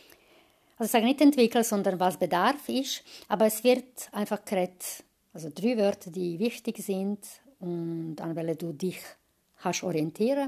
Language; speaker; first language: German; non-native, fluent; Croatian